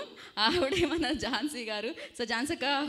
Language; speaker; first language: Telugu; native; Telugu